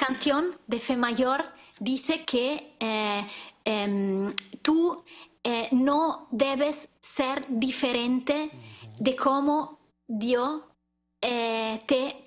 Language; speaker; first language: Spanish; non-native, learner; Italian